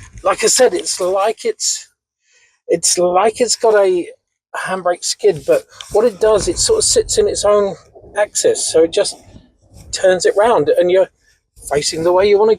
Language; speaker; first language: English; native; English